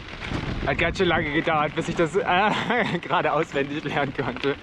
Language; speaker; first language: German; native; German